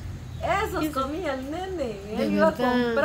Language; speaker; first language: Spanish; native; Spanish